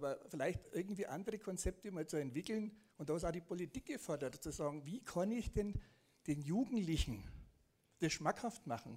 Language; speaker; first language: German; native; German